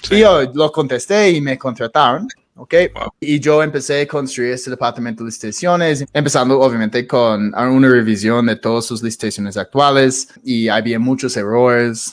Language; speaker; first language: Spanish; non-native, fluent; English